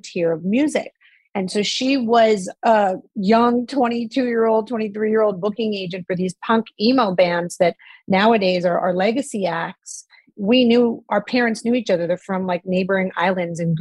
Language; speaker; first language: English; native; English